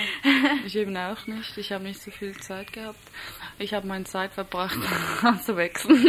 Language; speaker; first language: German; non-native, learner; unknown